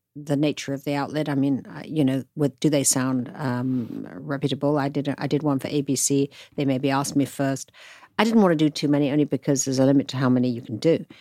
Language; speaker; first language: English; native; English